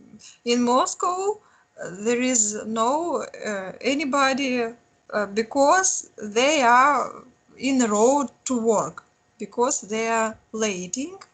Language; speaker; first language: English; non-native, learner; Russian